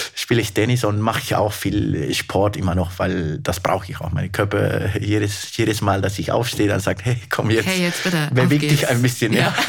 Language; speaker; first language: German; non-native, fluent; Spanish